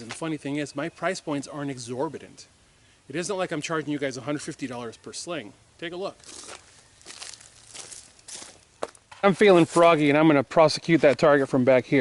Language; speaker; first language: English; native; English